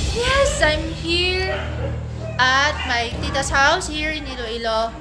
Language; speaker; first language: English; non-native, local second language; Cebuano